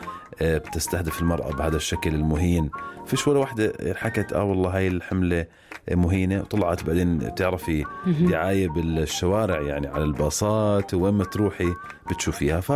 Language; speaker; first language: Arabic; native; Arabic